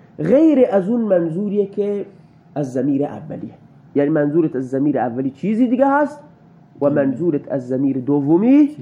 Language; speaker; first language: Persian; non-native, local second language; Baluchi